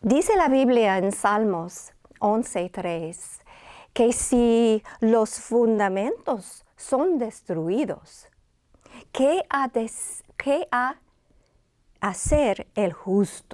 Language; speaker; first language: Spanish; non-native, fluent; English